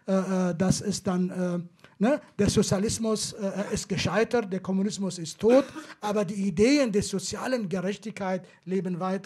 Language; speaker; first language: German; non-native, fluent; Kurdish